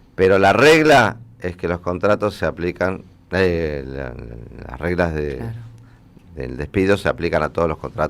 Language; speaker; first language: Spanish; native; Spanish